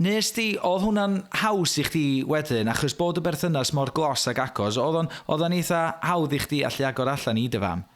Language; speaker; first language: Welsh; native; Welsh